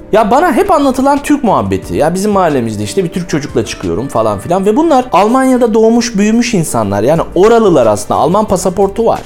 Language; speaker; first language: Turkish; native; Turkish